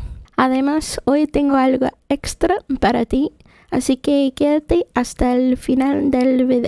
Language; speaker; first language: Spanish; non-native, fluent; English